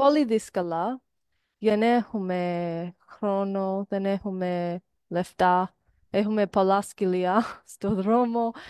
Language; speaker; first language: Greek; non-native, learner; English